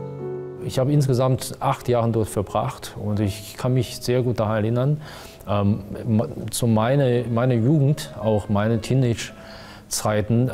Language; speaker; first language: German; non-native, fluent; Chinese